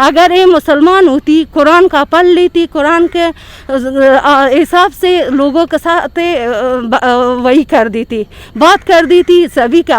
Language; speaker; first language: Hindi; non-native, learner; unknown